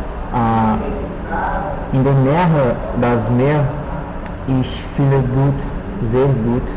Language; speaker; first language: German; non-native, learner; Portuguese